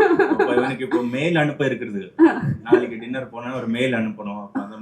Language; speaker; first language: Tamil; non-native, local second language; Malayalam